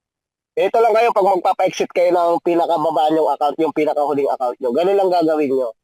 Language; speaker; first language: Filipino; native; Filipino